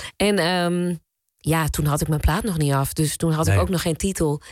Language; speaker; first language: Dutch; native; Dutch